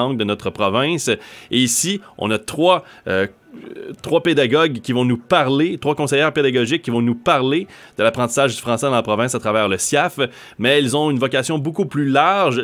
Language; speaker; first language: French; native; French